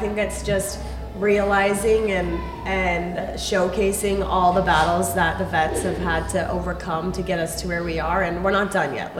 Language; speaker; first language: English; native; English